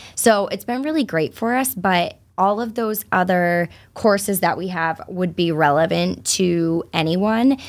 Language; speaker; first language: English; native; English